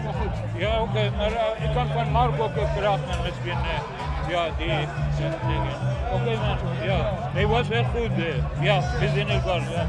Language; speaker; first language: Dutch; non-native, learner; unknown